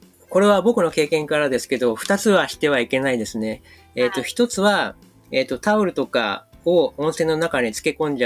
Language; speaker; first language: Japanese; native; Japanese